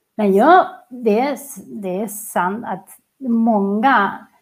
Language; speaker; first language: Swedish; non-native, fluent; Spanish